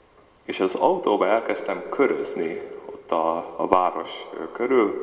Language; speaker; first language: Hungarian; early bilingual, heritage; Hungarian